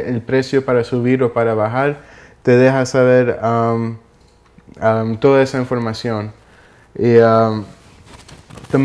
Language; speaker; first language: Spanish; early bilingual, heritage; Spanish